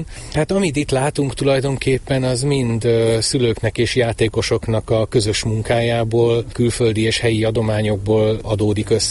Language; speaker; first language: Hungarian; native; Hungarian